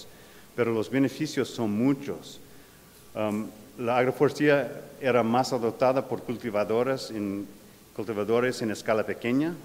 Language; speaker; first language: Spanish; non-native, fluent; English